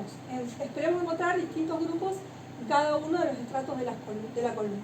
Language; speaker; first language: Spanish; native; Spanish